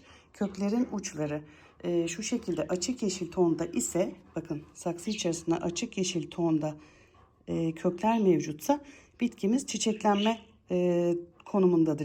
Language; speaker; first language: Turkish; native; Turkish